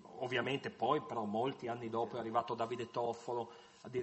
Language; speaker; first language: Italian; native; Italian